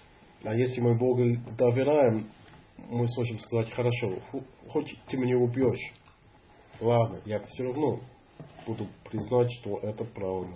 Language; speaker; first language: Russian; non-native, fluent; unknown